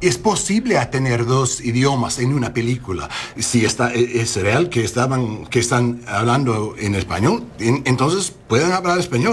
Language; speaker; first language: Spanish; non-native, learner; English